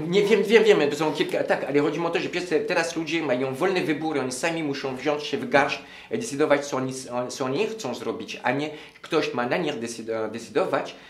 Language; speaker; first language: Polish; non-native, learner; French